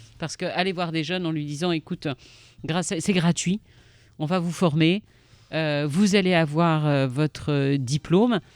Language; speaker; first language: French; non-native, local second language; Arabic